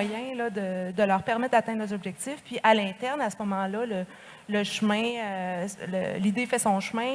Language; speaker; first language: French; native; French